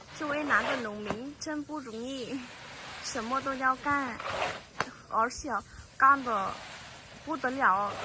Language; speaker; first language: Chinese; non-native, fluent; Vietnamese